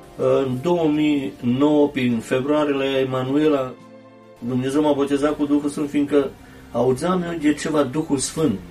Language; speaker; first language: Romanian; native; Romanian